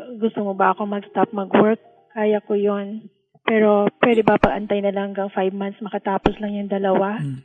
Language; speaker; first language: Filipino; non-native, local second language; Hiligaynon